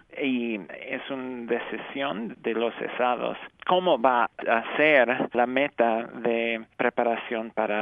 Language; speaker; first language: Spanish; early bilingual, heritage; English